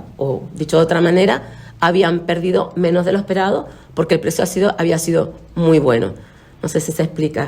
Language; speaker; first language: Spanish; native; Spanish